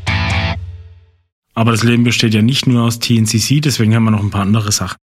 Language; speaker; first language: German; native; German